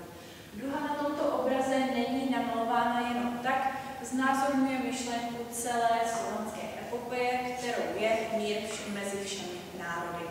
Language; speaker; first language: Czech; native; Czech